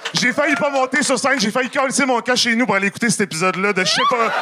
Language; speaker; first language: French; native; French